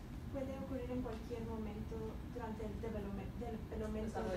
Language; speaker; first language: Spanish; early bilingual, heritage; Spanish